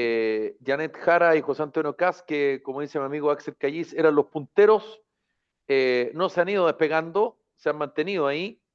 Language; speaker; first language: Spanish; native; Spanish